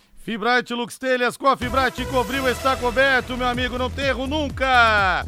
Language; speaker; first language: Portuguese; native; Portuguese